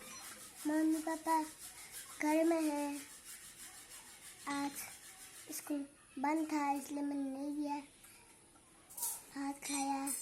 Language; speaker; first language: Hindi; non-native, local second language; Assamese